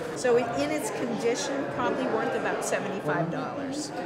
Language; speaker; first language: English; native; English